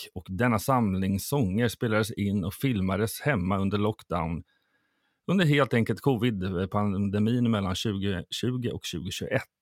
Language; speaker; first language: Swedish; native; Swedish